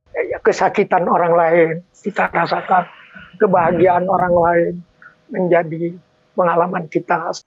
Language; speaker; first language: Indonesian; non-native, local second language; Madurese